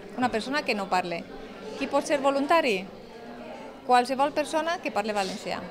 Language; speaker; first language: Catalan; non-native, fluent; Romanian